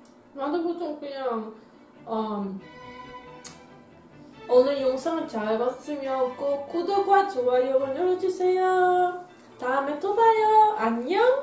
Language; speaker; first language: Korean; non-native, learner; Dutch